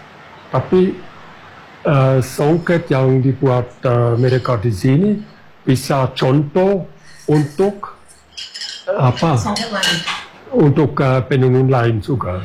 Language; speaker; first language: Indonesian; non-native, fluent; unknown